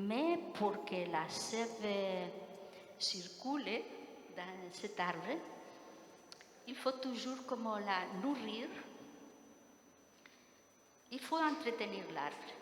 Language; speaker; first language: French; non-native, fluent; Spanish